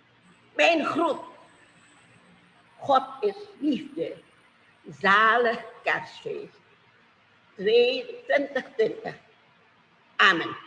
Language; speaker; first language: Dutch; non-native, fluent; Indonesian